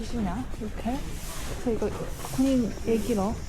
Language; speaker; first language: Korean; non-native, learner; Thai